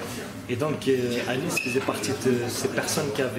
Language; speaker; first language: French; native; French